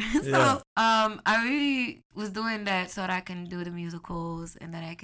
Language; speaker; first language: English; non-native, fluent; Arabic